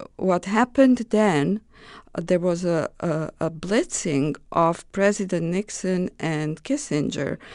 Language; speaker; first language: English; non-native, fluent; Romanian